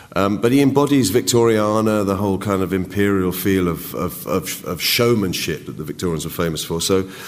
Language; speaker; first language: English; native; English